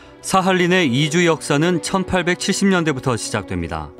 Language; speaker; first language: Korean; native; Korean